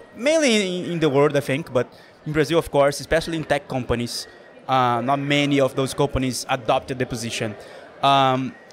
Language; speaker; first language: English; non-native, fluent; Portuguese